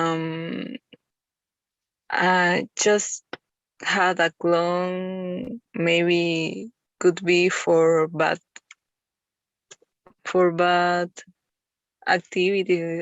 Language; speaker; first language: English; non-native, learner; Spanish